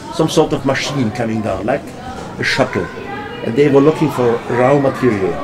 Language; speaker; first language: English; non-native, fluent; German